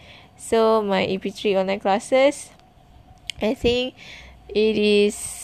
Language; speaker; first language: English; non-native, learner; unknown